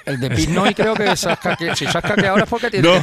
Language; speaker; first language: Spanish; native; Spanish